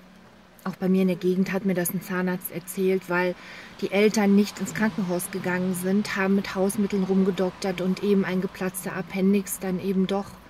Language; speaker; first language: German; native; German